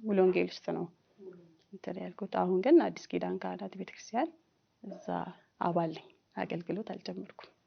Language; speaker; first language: Amharic; native; Amharic